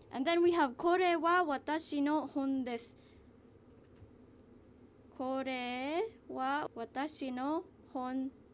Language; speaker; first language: Japanese; non-native, fluent; English